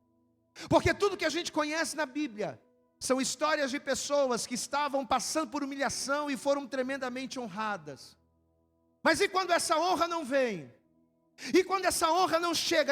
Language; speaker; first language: Portuguese; native; Portuguese